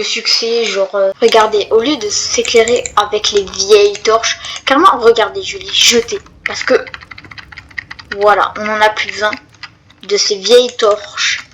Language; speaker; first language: French; native; French